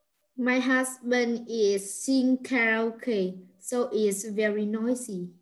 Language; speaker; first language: English; non-native, learner; Vietnamese